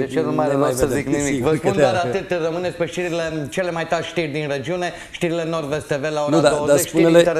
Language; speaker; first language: Romanian; native; Romanian